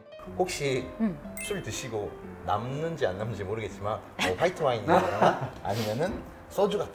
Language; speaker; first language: Korean; native; Korean